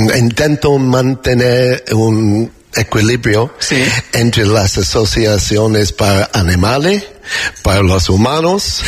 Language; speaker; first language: Spanish; non-native, learner; English